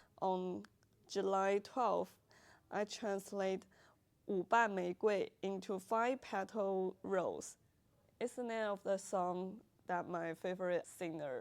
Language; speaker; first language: English; non-native, learner; Chinese